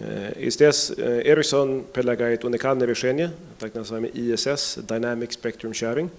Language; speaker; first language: Russian; non-native, fluent; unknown